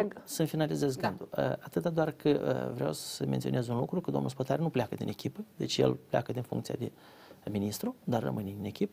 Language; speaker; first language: Romanian; native; Romanian